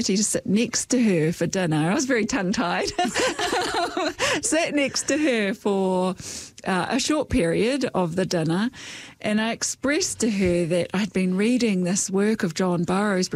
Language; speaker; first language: English; native; English